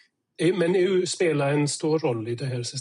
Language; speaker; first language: Swedish; non-native, fluent; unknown